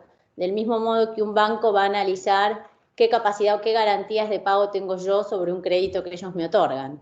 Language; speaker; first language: Spanish; native; Spanish